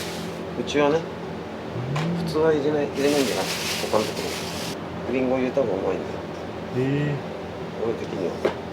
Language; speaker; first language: Japanese; native; Japanese